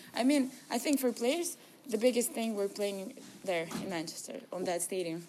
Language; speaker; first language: English; non-native, learner; Russian